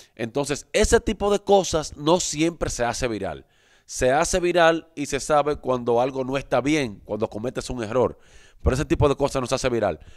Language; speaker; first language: Spanish; native; Spanish